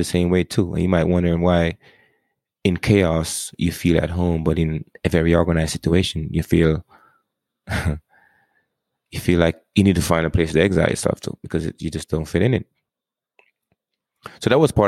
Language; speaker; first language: English; non-native, local second language; Jamaican Creole English